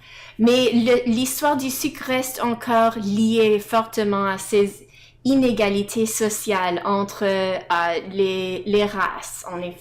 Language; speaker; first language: French; non-native, fluent; English